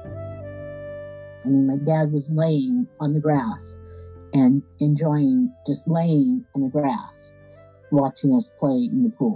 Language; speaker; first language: English; native; English